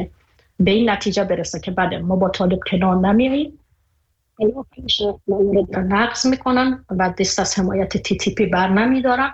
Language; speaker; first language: Persian; native; Persian